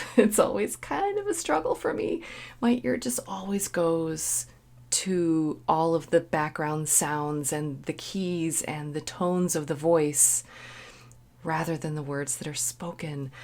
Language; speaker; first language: English; native; English